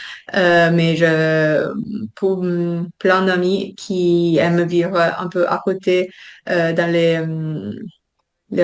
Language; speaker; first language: French; non-native, fluent; Italian